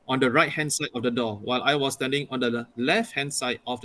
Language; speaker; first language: English; native; English